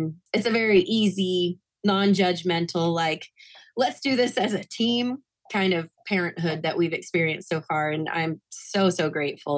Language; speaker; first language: English; native; English